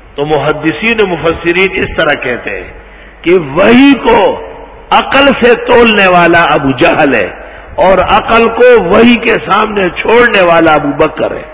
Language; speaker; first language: Urdu; non-native, local second language; Pashto